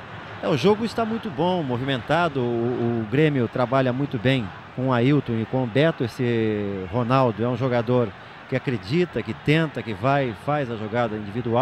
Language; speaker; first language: Portuguese; native; Portuguese